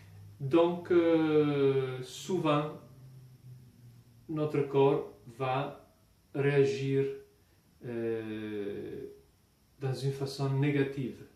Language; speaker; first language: French; non-native, fluent; Italian